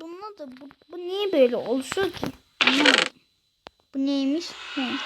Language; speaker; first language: Turkish; native; Turkish